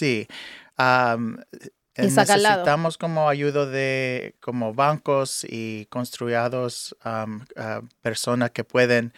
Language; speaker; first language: Spanish; early bilingual, heritage; English